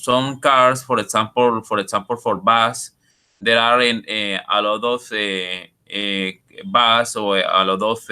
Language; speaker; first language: English; non-native, learner; Spanish